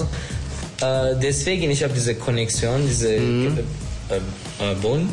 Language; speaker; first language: German; non-native, learner; Turkish